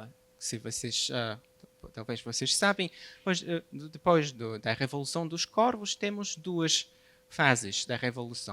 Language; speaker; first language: Portuguese; non-native, fluent; Polish